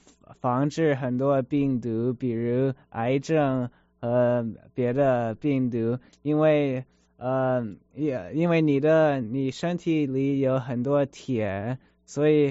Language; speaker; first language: Chinese; early bilingual, heritage; Chinese